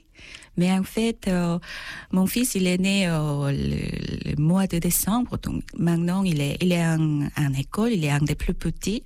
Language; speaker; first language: French; non-native, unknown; Korean